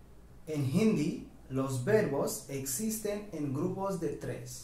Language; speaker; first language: Spanish; non-native, fluent; Hindi